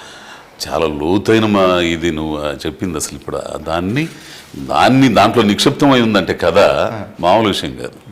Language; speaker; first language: Telugu; native; Telugu